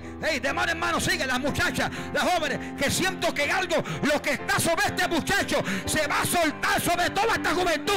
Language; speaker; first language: Spanish; native; Spanish